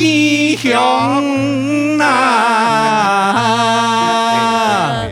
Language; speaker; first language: Chinese; native; Chinese